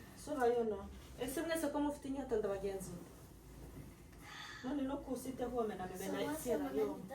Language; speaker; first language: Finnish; non-native, learner; Kinyarwanda